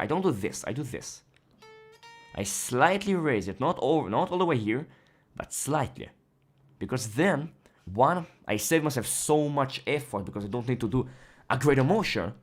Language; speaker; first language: English; non-native, fluent; Hebrew